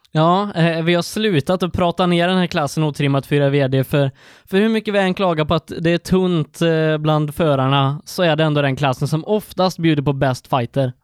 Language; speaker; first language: Swedish; native; Swedish